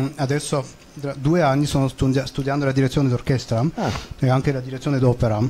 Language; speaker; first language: Italian; non-native, fluent; French